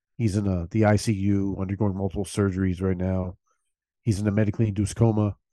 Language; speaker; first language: English; native; English